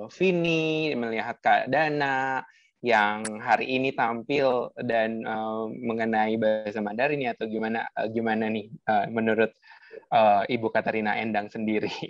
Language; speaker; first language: Indonesian; native; Indonesian